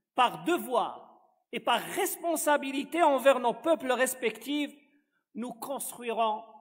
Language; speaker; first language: French; non-native, local second language; Arabic